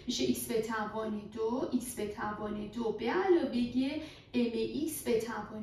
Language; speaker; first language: Persian; native; Persian